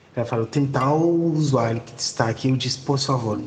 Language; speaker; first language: Portuguese; non-native, fluent; Haitian Creole